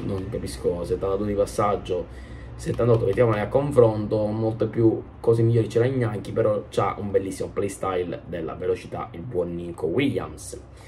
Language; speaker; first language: Italian; native; Italian